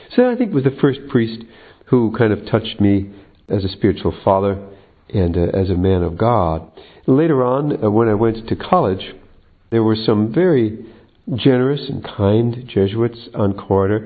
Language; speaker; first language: English; native; English